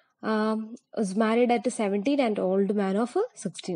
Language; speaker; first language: English; non-native, local second language; Malayalam